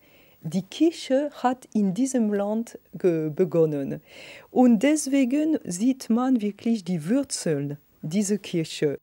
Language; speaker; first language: German; non-native, fluent; French